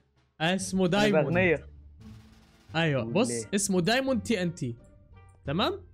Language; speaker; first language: Arabic; native; Arabic